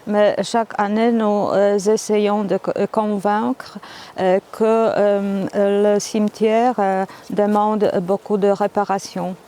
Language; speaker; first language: French; non-native, fluent; Polish